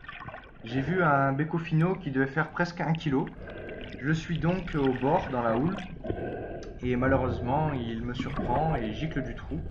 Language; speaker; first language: French; native; French